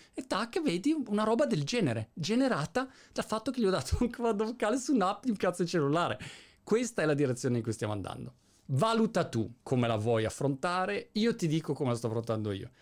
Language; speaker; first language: Italian; native; Italian